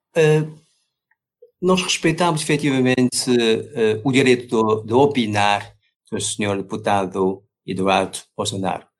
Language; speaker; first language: Portuguese; non-native, fluent; Chinese